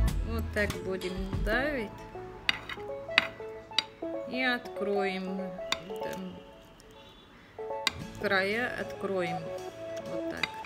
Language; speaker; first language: Russian; non-native, learner; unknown